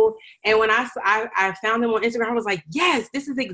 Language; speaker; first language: English; native; English